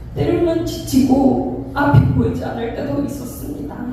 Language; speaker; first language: Korean; early bilingual, heritage; Korean